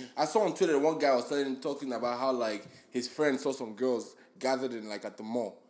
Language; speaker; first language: English; non-native, local second language; Yoruba